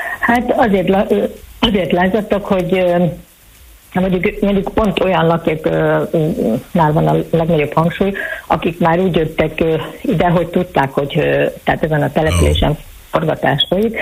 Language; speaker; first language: Hungarian; native; Hungarian